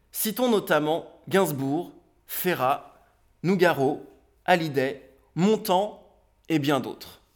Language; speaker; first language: French; native; French